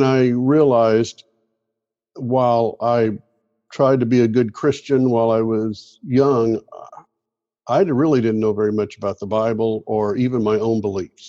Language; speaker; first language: English; native; English